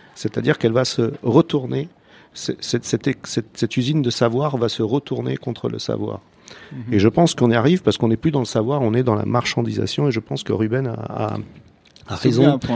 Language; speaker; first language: French; non-native, fluent; Croatian